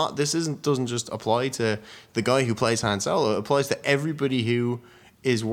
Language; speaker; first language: English; native; English